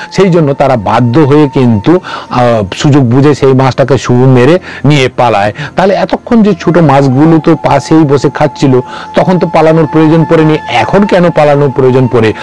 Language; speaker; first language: Bangla; non-native, local second language; Kok Borok